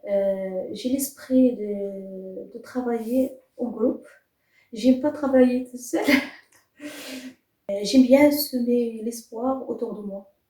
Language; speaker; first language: French; non-native, fluent; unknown